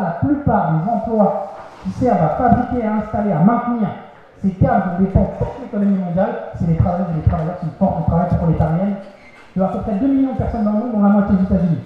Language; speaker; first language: French; native; French